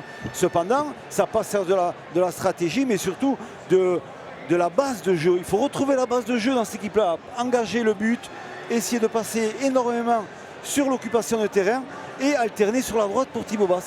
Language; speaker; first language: French; native; French